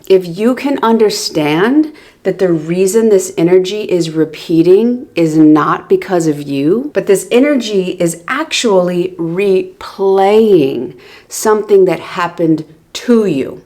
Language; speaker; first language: English; native; English